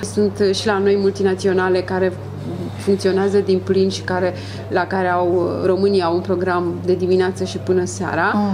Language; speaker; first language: Romanian; native; Romanian